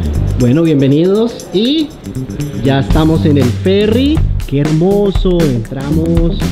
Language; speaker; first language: Spanish; native; Spanish